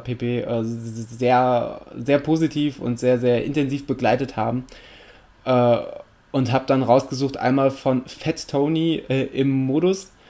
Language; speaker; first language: German; native; German